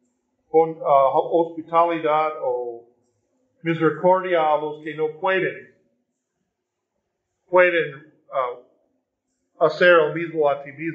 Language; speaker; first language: Spanish; non-native, fluent; English